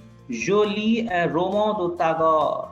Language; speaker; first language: French; non-native, fluent; Bangla